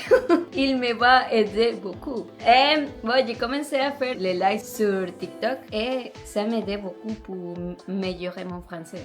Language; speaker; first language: French; non-native, learner; Spanish